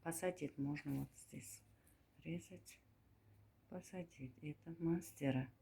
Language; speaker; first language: Russian; non-native, learner; Turkmen